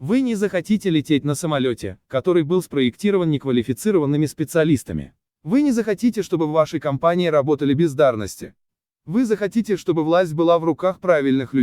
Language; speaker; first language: Russian; native; Russian